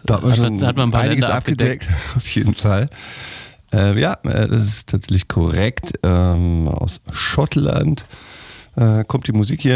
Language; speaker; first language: German; native; German